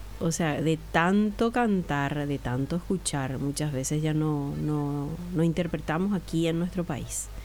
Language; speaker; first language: Spanish; non-native, local second language; Guarani